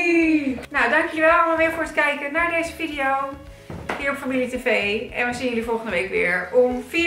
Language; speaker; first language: Dutch; native; Dutch